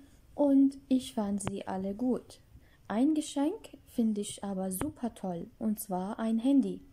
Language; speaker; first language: German; non-native, fluent; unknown